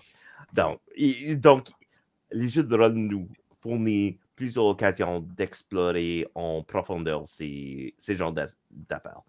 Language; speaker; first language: French; non-native, local second language; English